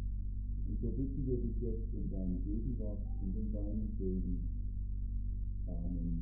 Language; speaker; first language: German; native; German